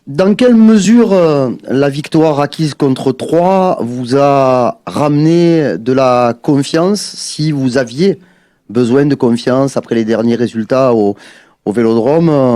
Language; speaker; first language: French; native; French